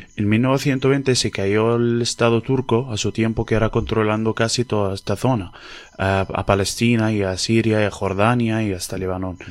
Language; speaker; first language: Spanish; non-native, fluent; Arabic